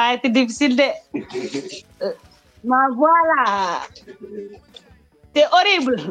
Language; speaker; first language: French; non-native, local second language; Wolof